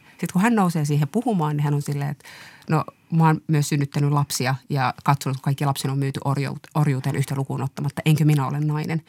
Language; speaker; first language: Finnish; early bilingual, other home language; Somali